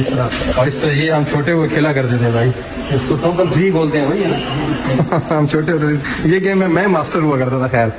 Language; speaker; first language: Urdu; non-native, local second language; Punjabi